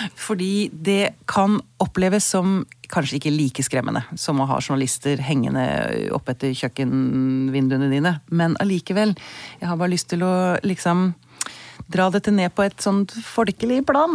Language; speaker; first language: Norwegian; native; Norwegian